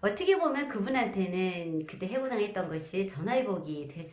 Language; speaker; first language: Korean; native; Korean